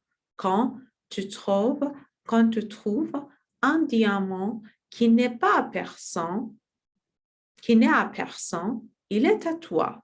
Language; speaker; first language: French; non-native, learner; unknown